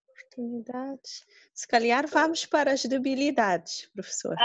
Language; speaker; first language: Portuguese; non-native, local second language; Kabuverdianu